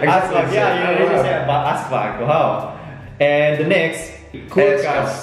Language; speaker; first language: English; non-native, learner; Indonesian